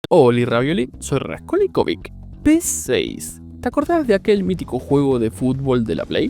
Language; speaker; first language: Spanish; native; Spanish